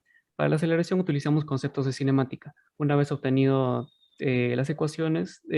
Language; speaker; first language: Spanish; native; Spanish